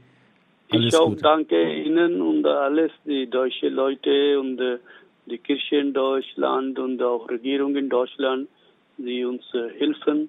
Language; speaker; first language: German; non-native, learner; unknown